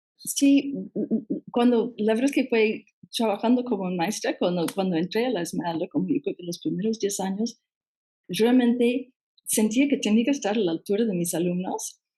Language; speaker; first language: Spanish; non-native, fluent; English